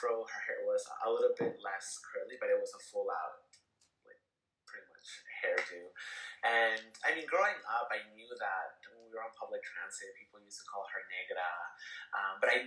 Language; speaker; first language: English; early bilingual, other home language; Spanish